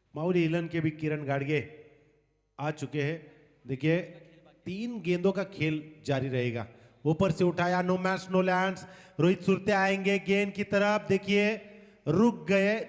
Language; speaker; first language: Hindi; non-native, local second language; Marathi